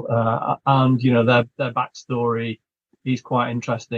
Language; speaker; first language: English; native; English